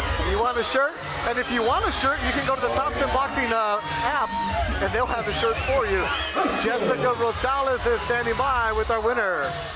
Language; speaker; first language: English; early bilingual, other home language; Spanish